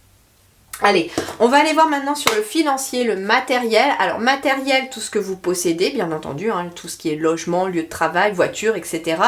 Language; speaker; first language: French; native; French